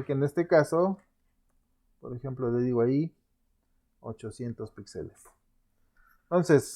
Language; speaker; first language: Spanish; native; Spanish